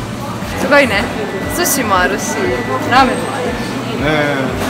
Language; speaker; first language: Japanese; non-native, fluent; Serbian